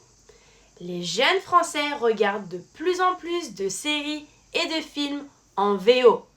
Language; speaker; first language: French; native; French